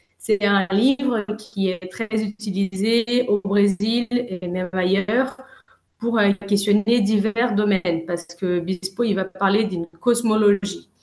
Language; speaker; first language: French; non-native, fluent; Portuguese